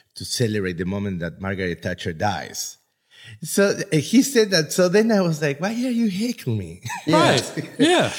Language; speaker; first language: English; non-native, fluent; Spanish